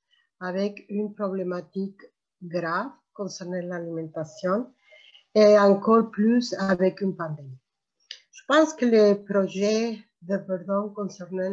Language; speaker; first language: French; non-native, fluent; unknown